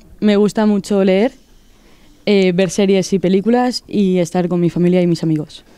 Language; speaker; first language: Spanish; native; Spanish